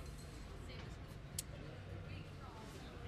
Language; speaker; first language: English; non-native, fluent; Spanish